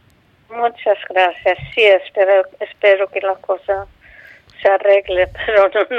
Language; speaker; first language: Spanish; non-native, fluent; Arabic